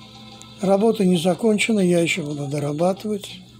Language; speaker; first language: Russian; non-native, fluent; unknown